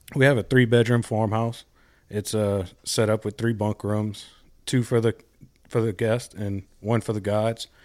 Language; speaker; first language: English; native; English